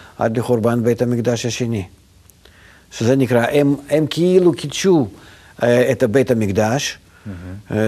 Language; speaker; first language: Hebrew; non-native, fluent; Russian